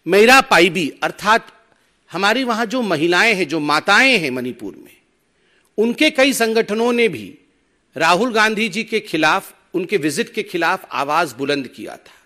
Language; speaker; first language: Hindi; non-native, local second language; Odia